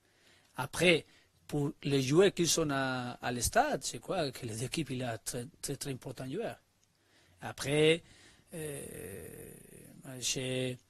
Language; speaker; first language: French; non-native, learner; Spanish